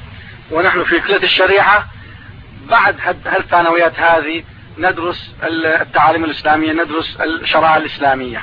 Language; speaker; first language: Arabic; non-native, fluent; Turkish